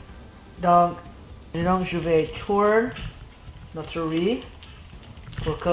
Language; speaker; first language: French; non-native, learner; English